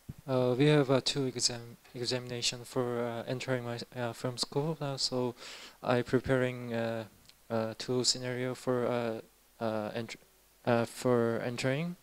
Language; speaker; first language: English; non-native, learner; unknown